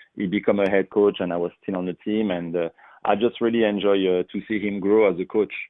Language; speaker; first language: English; non-native, fluent; French